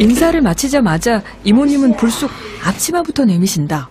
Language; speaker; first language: Korean; native; Korean